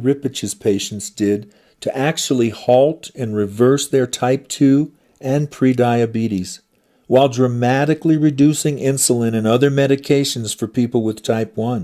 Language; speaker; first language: English; native; English